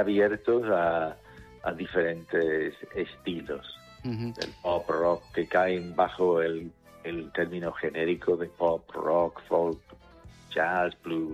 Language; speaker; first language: Spanish; non-native, fluent; English